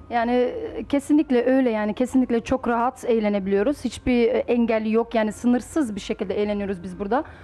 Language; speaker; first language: Turkish; early bilingual, heritage; Turkish